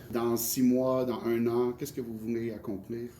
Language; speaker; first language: French; native; French